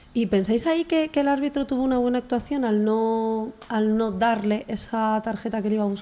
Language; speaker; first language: Spanish; native; Spanish